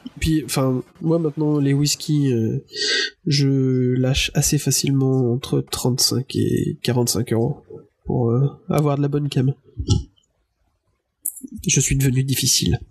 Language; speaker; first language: French; native; French